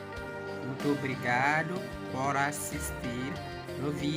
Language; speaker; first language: Portuguese; non-native, learner; Haitian Creole